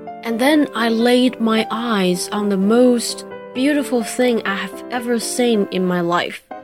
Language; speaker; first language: English; non-native, fluent; Chinese